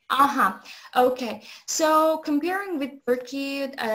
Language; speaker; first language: English; non-native, learner; Azerbaijani